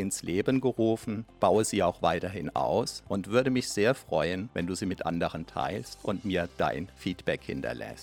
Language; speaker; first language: German; native; German